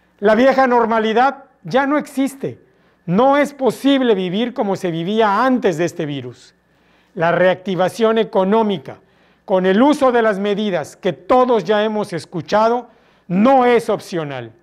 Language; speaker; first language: Spanish; native; Spanish